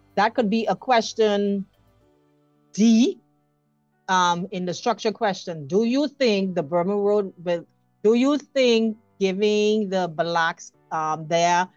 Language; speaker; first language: English; native; English